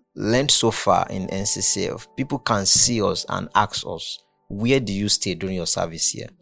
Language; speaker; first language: English; non-native, local second language; Yoruba